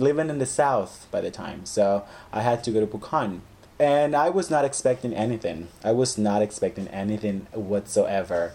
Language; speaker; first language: English; non-native, fluent; Spanish